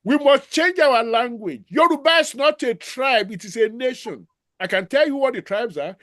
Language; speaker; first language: English; non-native, local second language; Yoruba